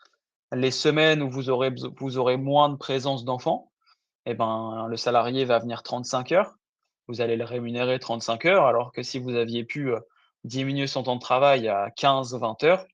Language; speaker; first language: French; native; French